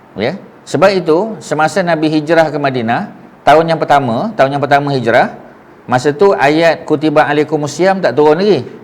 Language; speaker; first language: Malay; native; Malay